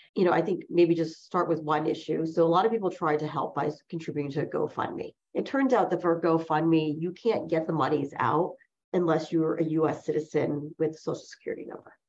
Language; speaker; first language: English; early bilingual, other home language; Chinese